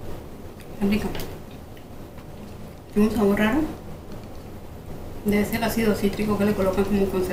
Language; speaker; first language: Spanish; native; Spanish